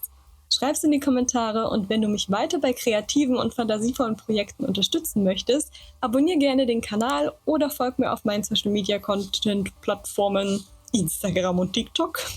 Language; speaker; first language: German; native; German